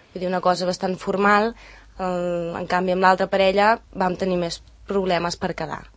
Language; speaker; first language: Catalan; non-native, fluent; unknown